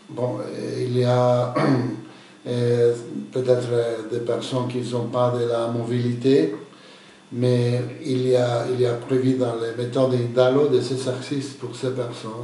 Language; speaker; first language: French; non-native, fluent; Spanish